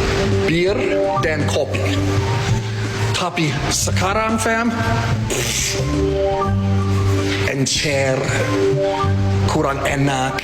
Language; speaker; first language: Indonesian; non-native, fluent; English